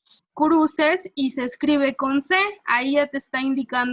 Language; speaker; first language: Spanish; non-native, fluent; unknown